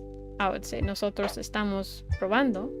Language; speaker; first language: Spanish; non-native, learner; English